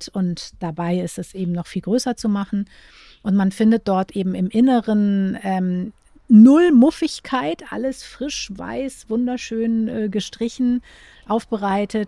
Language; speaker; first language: German; native; German